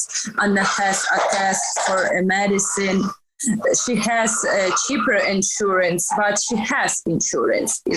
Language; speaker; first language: English; non-native, learner; Ukrainian